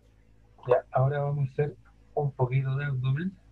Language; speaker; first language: Spanish; native; Spanish